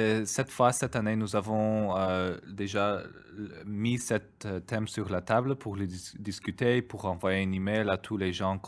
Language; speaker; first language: French; non-native, fluent; Spanish